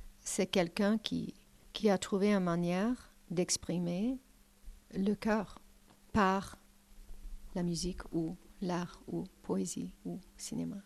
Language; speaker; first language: French; non-native, learner; English